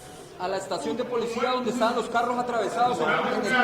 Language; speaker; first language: Spanish; native; Spanish